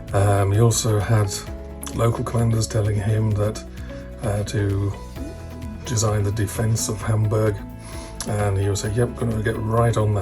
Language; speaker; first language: English; native; English